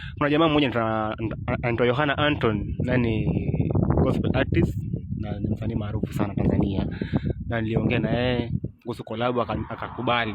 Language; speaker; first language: Swahili; native; Swahili